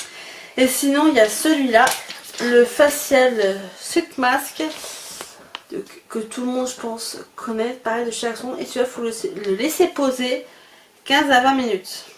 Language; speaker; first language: French; native; French